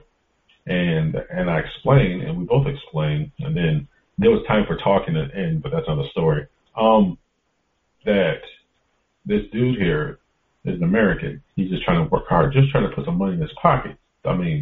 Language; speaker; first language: English; native; English